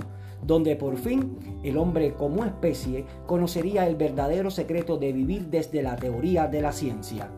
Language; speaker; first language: Spanish; native; Spanish